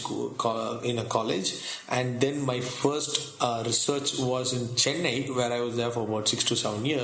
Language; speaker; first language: English; non-native, local second language; Tamil